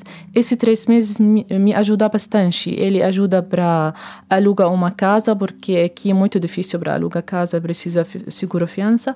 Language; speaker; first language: Portuguese; non-native, learner; Arabic